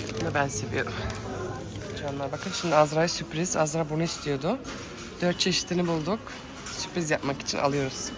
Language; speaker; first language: Turkish; early bilingual, heritage; Turkish